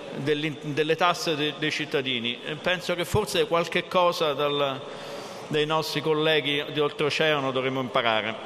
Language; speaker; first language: Italian; native; Italian